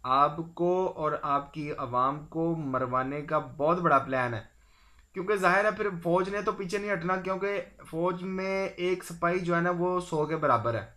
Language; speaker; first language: Urdu; non-native, local second language; Punjabi